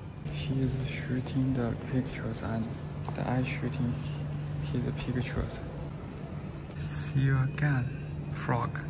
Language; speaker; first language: English; non-native, learner; Chinese